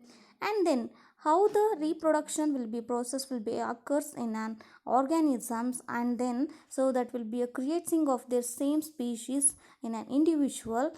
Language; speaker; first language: English; non-native, local second language; Kannada